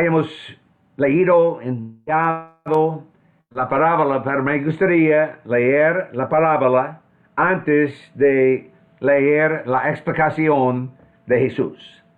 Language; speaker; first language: Spanish; non-native, fluent; English